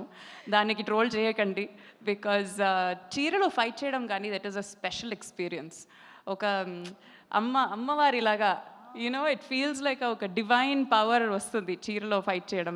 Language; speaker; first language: Telugu; non-native, fluent; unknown